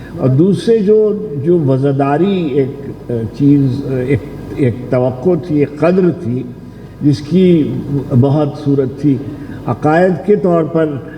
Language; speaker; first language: Urdu; native; Urdu